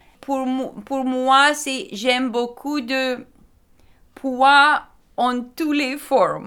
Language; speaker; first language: French; non-native, learner; Lithuanian